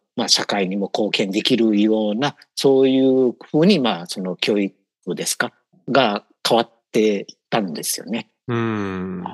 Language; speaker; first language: Japanese; non-native, fluent; English